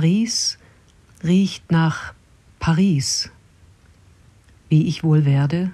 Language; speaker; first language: German; non-native, fluent; English